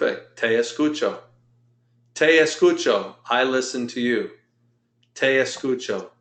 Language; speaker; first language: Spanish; non-native, fluent; English